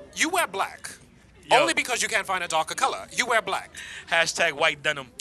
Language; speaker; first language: English; native; English